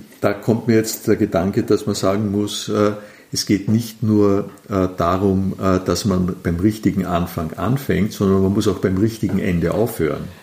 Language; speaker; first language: German; native; German